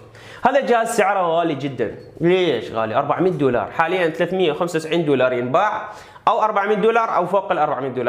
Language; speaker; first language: Arabic; native; Arabic